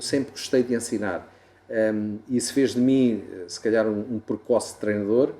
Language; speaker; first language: Portuguese; native; Portuguese